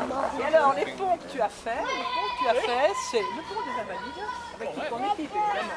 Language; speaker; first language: French; native; French